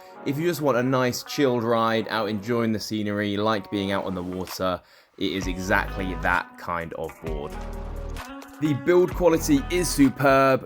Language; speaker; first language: English; native; English